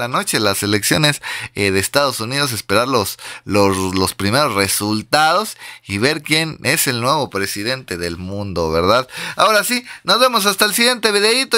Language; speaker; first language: Spanish; native; Spanish